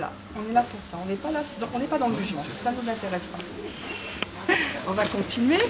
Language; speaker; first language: French; native; French